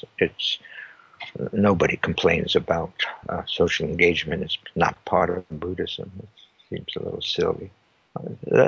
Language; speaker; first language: English; native; English